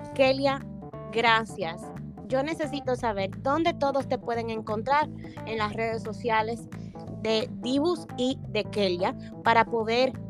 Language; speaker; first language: Spanish; native; Spanish